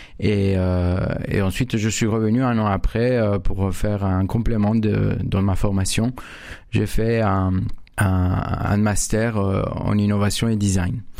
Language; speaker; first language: French; non-native, fluent; Spanish